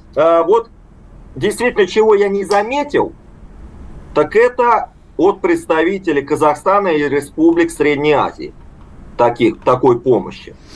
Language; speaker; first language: Russian; native; Russian